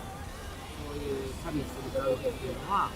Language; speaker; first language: Japanese; native; Japanese